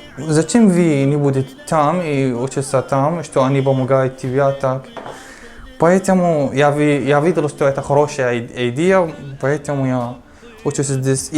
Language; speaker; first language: Russian; non-native, learner; Arabic